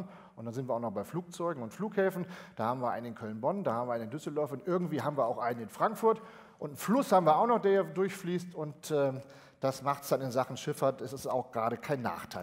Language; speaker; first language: German; native; German